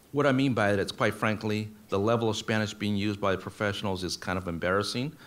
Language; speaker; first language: English; native; English